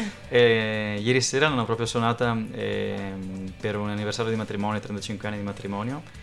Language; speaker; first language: Italian; native; Italian